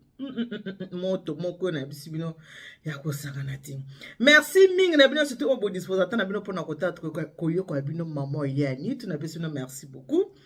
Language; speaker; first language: Lingala; native; Lingala